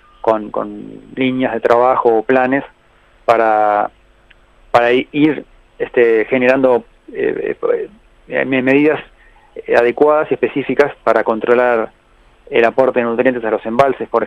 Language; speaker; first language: Spanish; native; Spanish